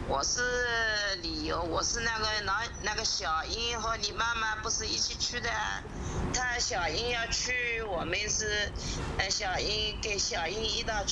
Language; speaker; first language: Chinese; non-native, local second language; Wu Chinese